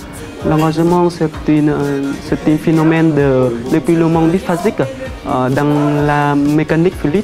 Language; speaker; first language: French; non-native, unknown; Vietnamese